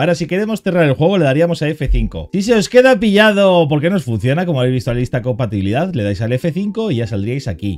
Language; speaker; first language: Spanish; native; Spanish